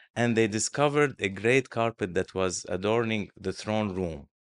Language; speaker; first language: English; non-native, fluent; Arabic